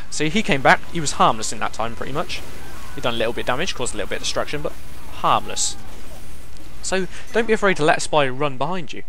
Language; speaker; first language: English; native; English